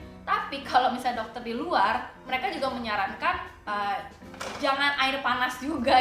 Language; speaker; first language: Indonesian; native; Indonesian